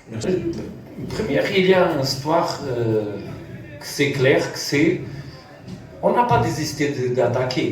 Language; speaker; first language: French; non-native, learner; Portuguese